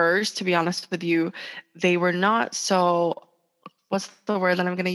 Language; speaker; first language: English; non-native, local second language; Hiligaynon